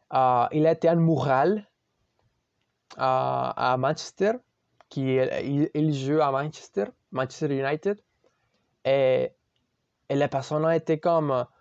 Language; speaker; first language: French; non-native, learner; Spanish